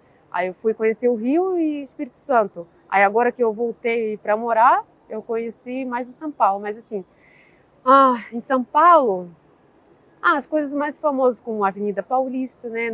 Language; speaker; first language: Portuguese; non-native, fluent; Russian